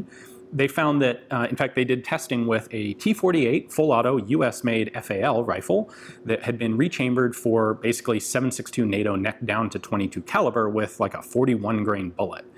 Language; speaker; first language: English; native; English